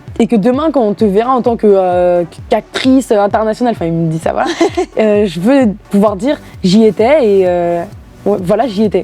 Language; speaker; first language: French; native; French